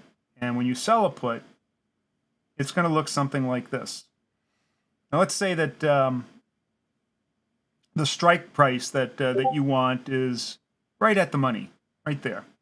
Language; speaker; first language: English; native; English